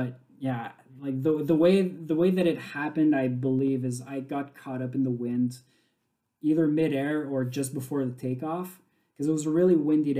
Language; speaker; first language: English; native; English